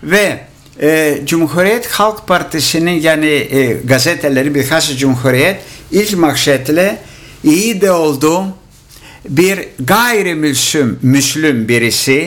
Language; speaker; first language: Turkish; non-native, local second language; Greek